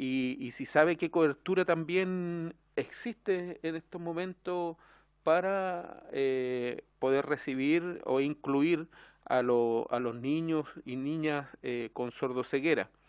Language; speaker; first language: Spanish; native; Spanish